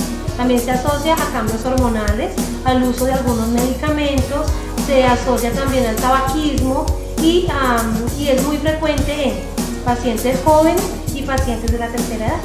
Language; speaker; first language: Spanish; native; Spanish